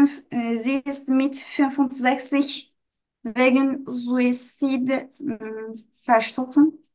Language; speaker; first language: German; non-native, learner; Turkish